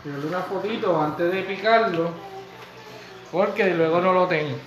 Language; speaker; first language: Spanish; native; Spanish